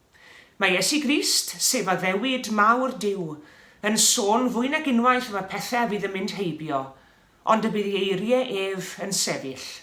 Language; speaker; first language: Welsh; native; Welsh